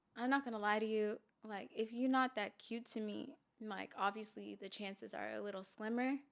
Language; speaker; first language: English; native; English